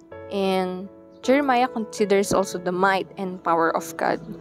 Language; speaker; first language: English; non-native, local second language; Iloko